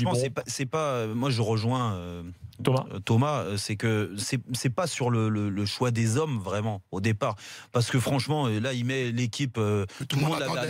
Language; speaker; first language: French; native; French